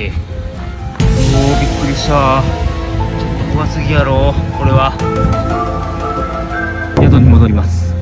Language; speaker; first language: Japanese; native; Japanese